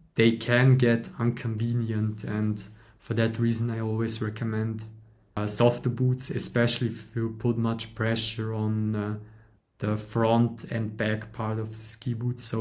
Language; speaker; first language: English; non-native, fluent; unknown